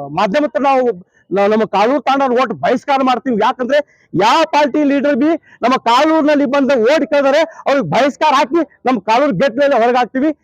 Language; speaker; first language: Kannada; non-native, local second language; Lambadi